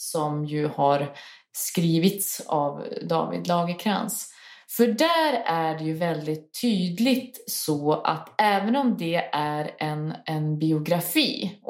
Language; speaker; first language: Swedish; native; Swedish